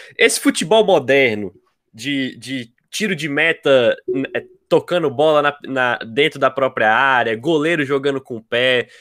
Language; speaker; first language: Portuguese; native; Portuguese